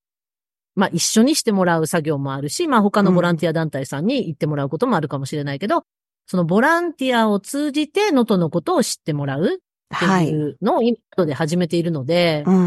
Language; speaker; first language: Japanese; native; Japanese